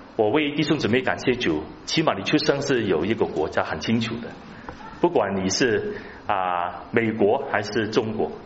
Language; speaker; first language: Chinese; non-native, local second language; Cantonese